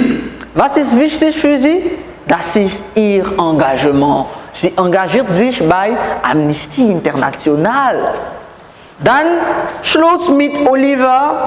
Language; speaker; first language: German; non-native, fluent; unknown